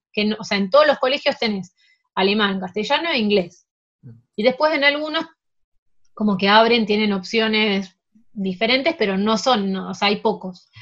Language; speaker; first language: Spanish; early bilingual, heritage; Spanish